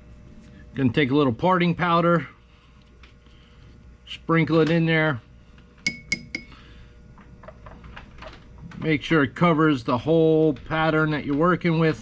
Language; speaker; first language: English; native; English